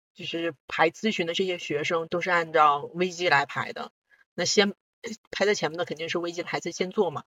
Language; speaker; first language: Chinese; non-native, local second language; Korean